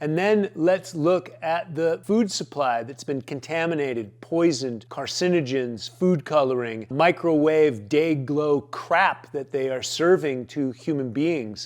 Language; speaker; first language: English; native; English